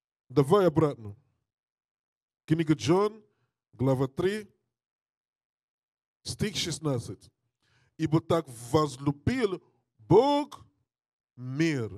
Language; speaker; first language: Russian; non-native, learner; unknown